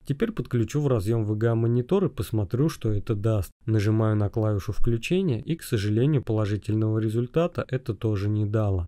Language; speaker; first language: Russian; native; Russian